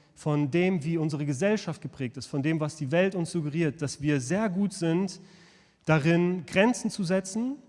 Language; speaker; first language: German; early bilingual, other home language; Lithuanian